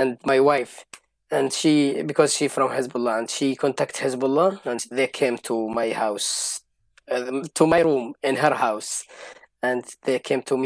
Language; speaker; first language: English; non-native, learner; Arabic